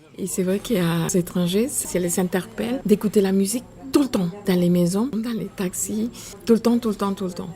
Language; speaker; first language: French; non-native, fluent; Spanish